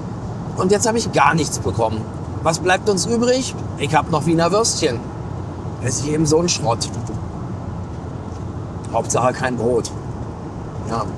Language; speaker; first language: German; native; German